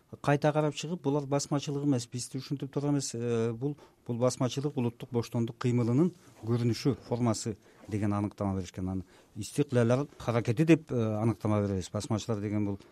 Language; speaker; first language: Kyrgyz; native; Kyrgyz